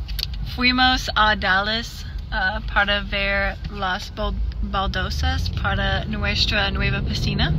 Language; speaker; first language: Spanish; non-native, learner; English